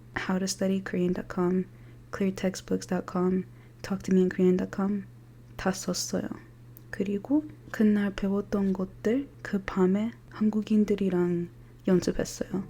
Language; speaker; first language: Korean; non-native, fluent; English